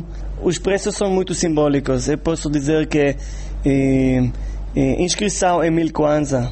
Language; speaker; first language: Portuguese; non-native, fluent; Hebrew